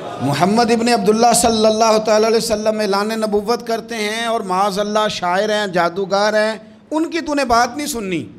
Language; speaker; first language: Urdu; non-native, local second language; Punjabi